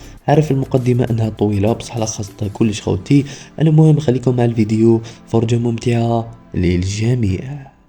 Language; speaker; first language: Arabic; native; Arabic